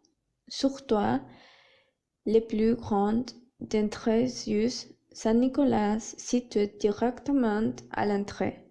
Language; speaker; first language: French; non-native, learner; Spanish